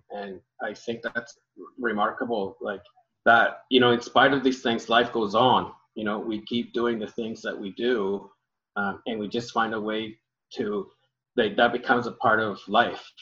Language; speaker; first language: English; early bilingual, other home language; Spanish